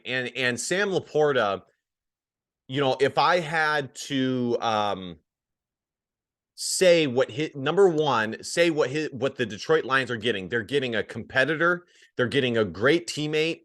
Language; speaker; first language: English; native; English